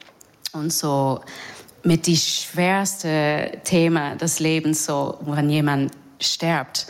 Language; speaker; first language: German; non-native, learner; English